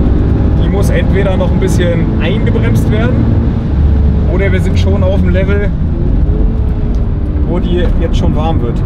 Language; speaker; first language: German; native; German